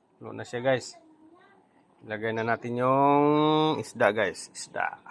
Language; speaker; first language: Filipino; non-native, local second language; Cebuano